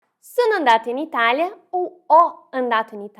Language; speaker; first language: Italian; non-native, fluent; Portuguese